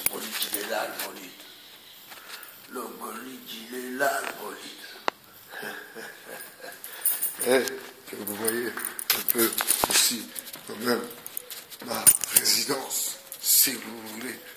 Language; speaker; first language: French; native; French